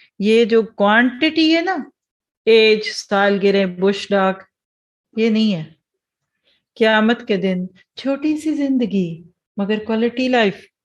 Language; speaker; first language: Urdu; early bilingual, heritage; Urdu